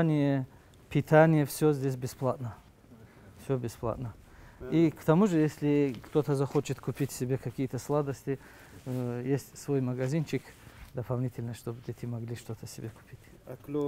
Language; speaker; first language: Russian; native; Russian